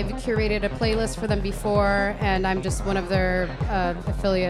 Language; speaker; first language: English; non-native, local second language; Hiligaynon